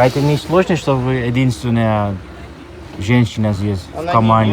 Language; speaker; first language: Russian; non-native, learner; Dutch